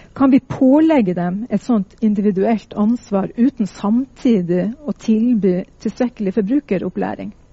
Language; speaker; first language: Norwegian; native; Norwegian